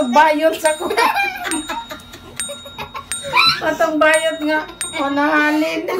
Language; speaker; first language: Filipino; non-native, local second language; Cebuano